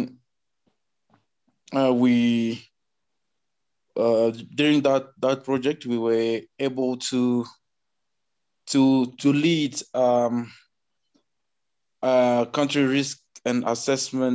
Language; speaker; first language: English; non-native, fluent; French